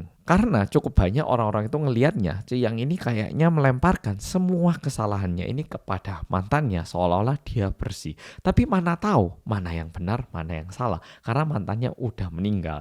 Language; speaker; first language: Indonesian; early bilingual, other home language; Korean